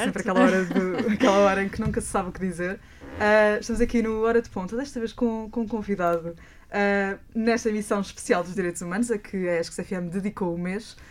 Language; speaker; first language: Portuguese; native; Portuguese